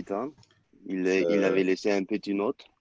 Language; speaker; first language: French; non-native, learner; Turkish